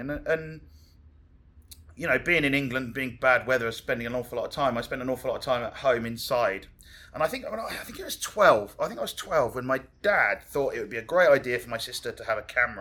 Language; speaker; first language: English; native; English